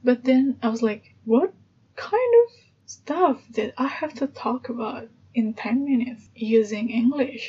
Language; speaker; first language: English; non-native, fluent; Indonesian